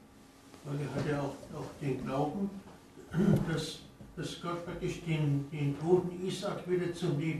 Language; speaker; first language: German; native; German